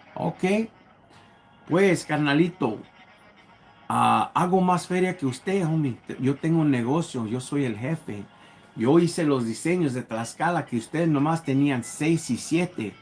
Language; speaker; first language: Spanish; early bilingual, other home language; English